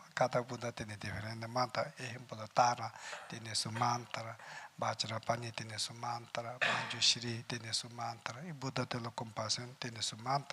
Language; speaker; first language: Spanish; non-native, learner; Tibetan